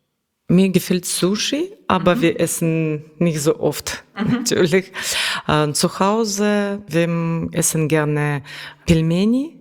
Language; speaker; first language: German; non-native, learner; Russian